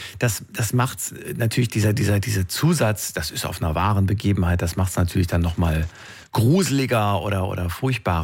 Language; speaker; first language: German; native; German